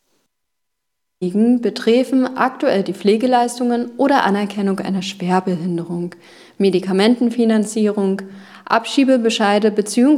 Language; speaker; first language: German; native; German